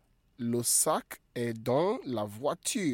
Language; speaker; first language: French; non-native, fluent; English